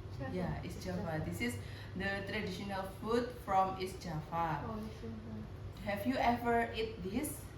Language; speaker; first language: English; non-native, learner; Indonesian